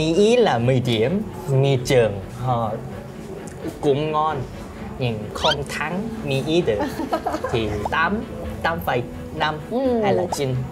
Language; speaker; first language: Vietnamese; non-native, fluent; Korean